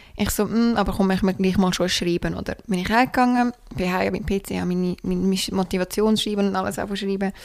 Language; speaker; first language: German; native; German